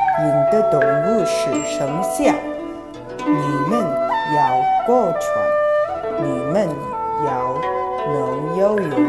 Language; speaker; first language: Chinese; non-native, learner; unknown